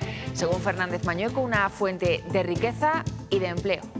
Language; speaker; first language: Spanish; native; Spanish